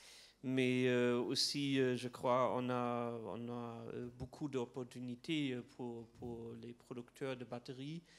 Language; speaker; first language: French; non-native, fluent; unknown